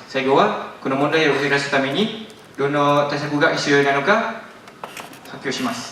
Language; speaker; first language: Japanese; non-native, learner; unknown